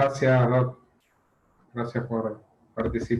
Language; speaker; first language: Spanish; native; Spanish